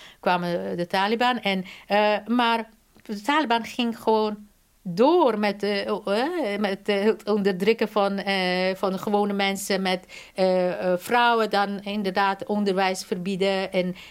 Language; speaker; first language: Dutch; non-native, fluent; Persian